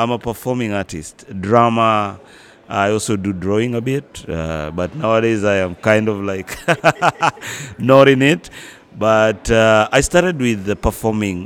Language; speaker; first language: English; non-native, local second language; Luo (Kenya and Tanzania)